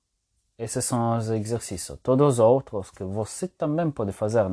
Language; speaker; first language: Portuguese; non-native, fluent; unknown